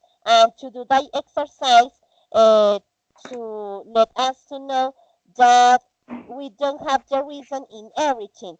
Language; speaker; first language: English; non-native, learner; Spanish